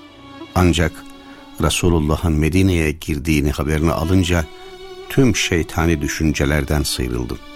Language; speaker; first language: Turkish; native; Turkish